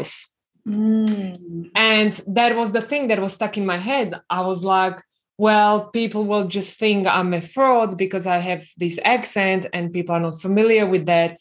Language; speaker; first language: English; non-native, fluent; Slovak